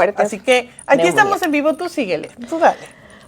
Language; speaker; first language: Spanish; native; Spanish